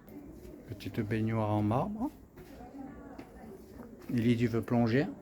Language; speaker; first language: French; native; French